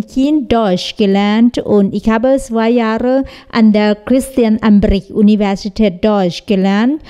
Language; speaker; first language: German; non-native, learner; Thai